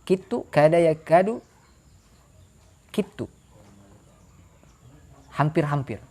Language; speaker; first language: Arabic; non-native, fluent; Indonesian